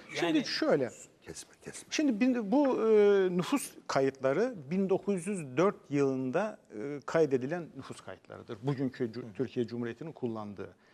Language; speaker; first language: Turkish; native; Turkish